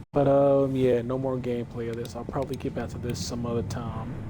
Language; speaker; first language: English; native; English